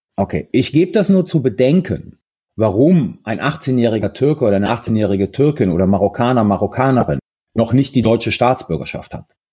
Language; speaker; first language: German; early bilingual, other home language; Italian